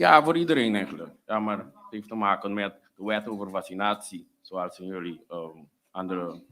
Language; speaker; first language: Dutch; non-native, local second language; Papiamento